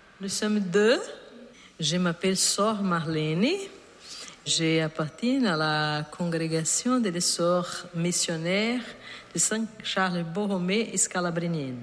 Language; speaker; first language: French; non-native, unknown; Portuguese